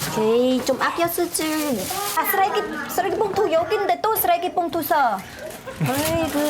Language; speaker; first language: Korean; non-native, learner; Khmer